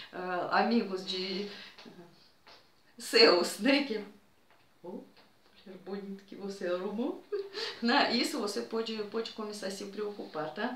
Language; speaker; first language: Portuguese; non-native, fluent; Russian